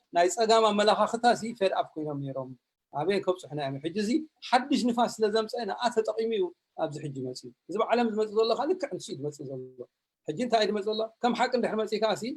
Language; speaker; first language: Tigrinya; native; Tigrinya